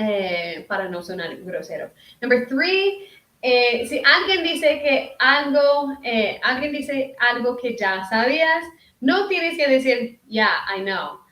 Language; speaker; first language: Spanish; early bilingual, heritage; Spanish